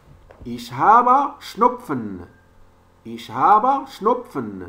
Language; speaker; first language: German; non-native, learner; French